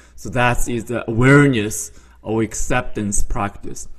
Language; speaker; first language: English; non-native, fluent; Chinese